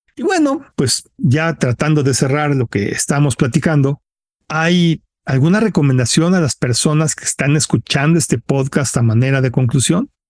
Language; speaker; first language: Spanish; native; Spanish